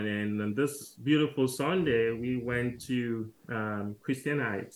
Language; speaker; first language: English; non-native, local second language; Krio